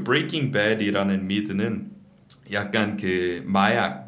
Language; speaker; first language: Korean; non-native, fluent; English